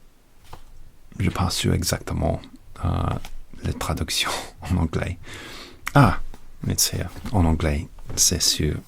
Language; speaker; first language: French; non-native, learner; English